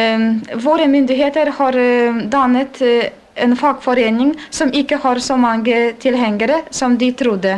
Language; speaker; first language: Norwegian; non-native, fluent; Polish